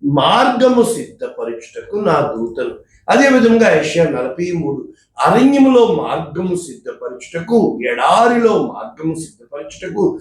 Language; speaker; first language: Telugu; native; Telugu